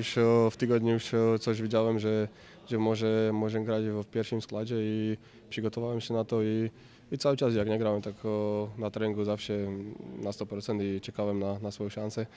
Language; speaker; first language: Polish; non-native, fluent; Slovak